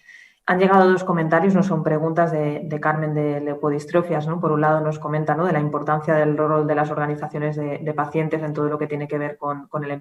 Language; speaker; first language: Spanish; native; Spanish